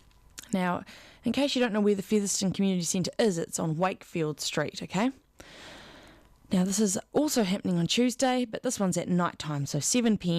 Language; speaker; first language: English; native; English